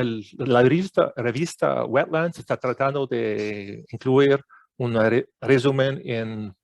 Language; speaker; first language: Spanish; non-native, fluent; English